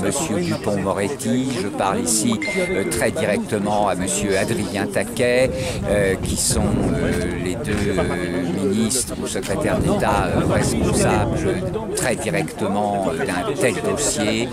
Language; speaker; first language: French; native; French